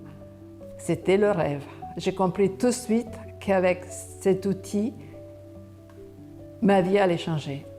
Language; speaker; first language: French; non-native, fluent; Italian